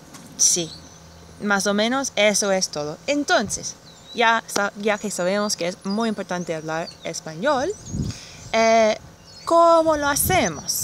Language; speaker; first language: Spanish; non-native, fluent; English